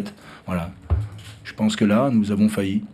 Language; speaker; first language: French; native; French